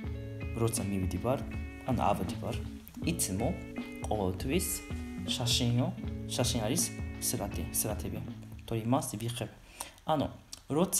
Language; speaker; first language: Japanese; non-native, learner; Georgian